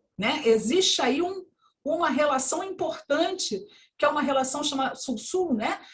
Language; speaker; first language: Portuguese; native; Portuguese